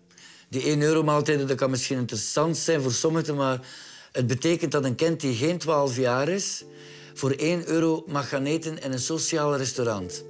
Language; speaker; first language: Dutch; native; Dutch